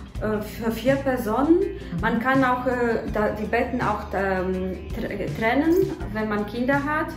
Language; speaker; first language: German; non-native, fluent; Polish